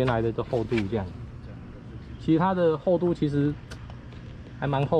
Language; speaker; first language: Chinese; native; Chinese